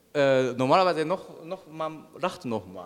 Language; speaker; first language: German; non-native, learner; Japanese